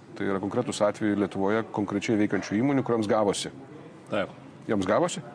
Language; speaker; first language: Lithuanian; native; Lithuanian